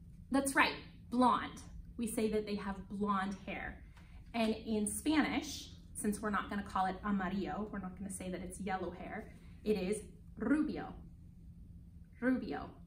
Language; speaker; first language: English; native; English